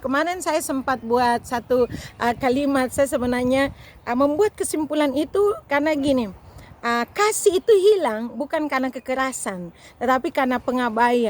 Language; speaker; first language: Indonesian; native; Indonesian